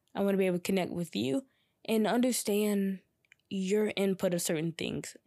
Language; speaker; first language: English; native; English